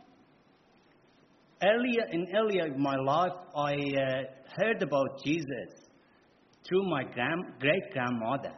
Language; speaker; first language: English; non-native, fluent; Persian